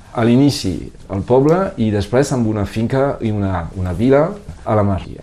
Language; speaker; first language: Catalan; non-native, local second language; French